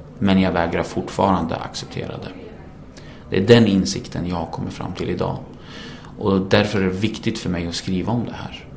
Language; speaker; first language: Swedish; early bilingual, other home language; Kurdish